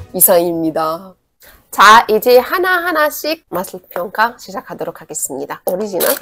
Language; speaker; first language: Korean; non-native, fluent; Arabic